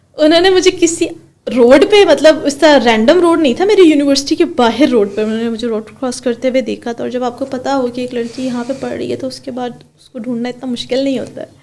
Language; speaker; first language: Urdu; early bilingual, heritage; Urdu